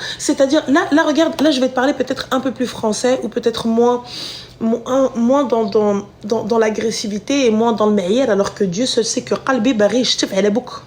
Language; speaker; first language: French; early bilingual, other home language; Arabic